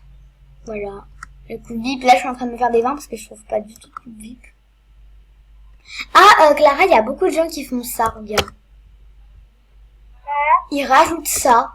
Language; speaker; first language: French; native; French